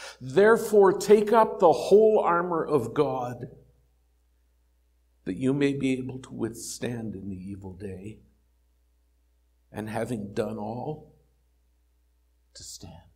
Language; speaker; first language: English; native; English